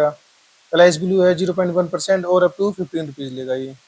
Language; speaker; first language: Hindi; native; Hindi